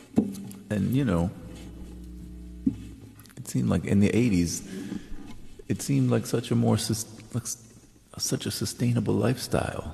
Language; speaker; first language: English; native; English